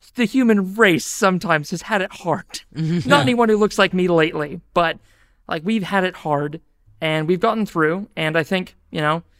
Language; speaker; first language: English; native; English